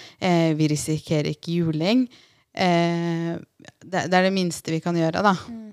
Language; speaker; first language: Norwegian; early bilingual, other home language; Persian